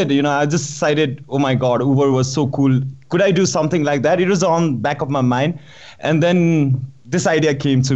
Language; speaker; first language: English; non-native, local second language; Nepali